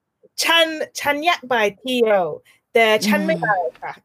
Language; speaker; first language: Thai; non-native, learner; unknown